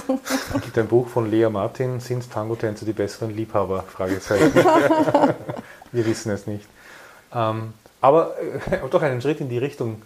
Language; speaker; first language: German; native; German